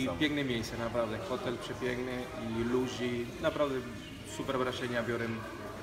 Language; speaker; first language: Polish; non-native, fluent; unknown